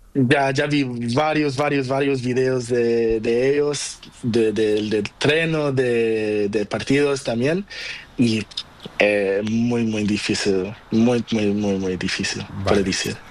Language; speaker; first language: Spanish; non-native, learner; Portuguese